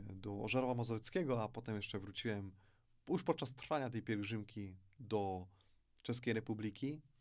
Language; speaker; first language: Polish; native; Polish